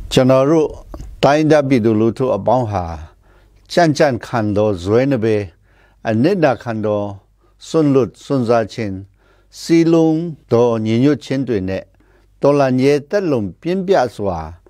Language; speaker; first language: Burmese; non-native, local second language; Kachin